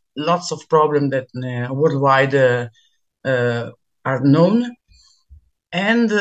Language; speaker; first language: English; non-native, learner; Italian